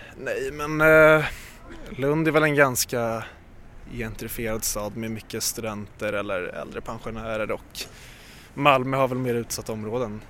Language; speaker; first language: Swedish; native; Swedish